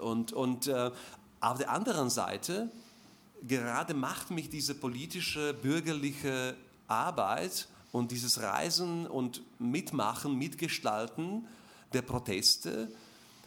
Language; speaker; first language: German; non-native, fluent; Slovak